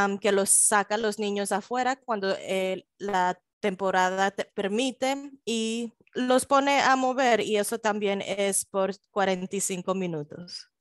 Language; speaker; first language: Spanish; early bilingual, heritage; Spanish